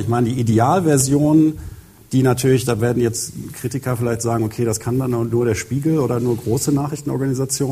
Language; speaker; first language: German; native; German